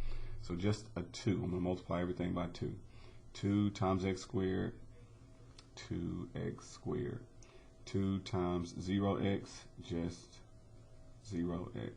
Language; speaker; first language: English; native; English